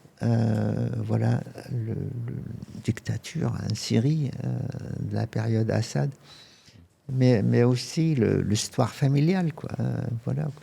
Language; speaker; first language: French; non-native, fluent; Arabic